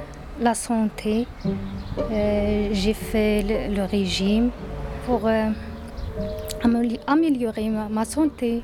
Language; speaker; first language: French; non-native, learner; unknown